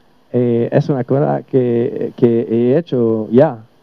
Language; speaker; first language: Spanish; non-native, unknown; French